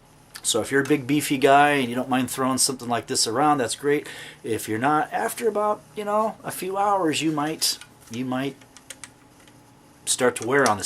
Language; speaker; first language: English; native; English